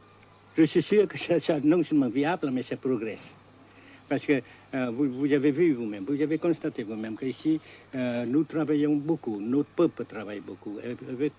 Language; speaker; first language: French; non-native, local second language; Vietnamese